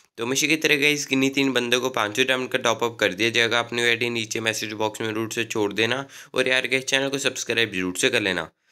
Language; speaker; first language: Hindi; native; Hindi